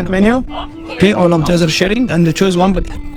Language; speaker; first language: English; non-native, learner; Arabic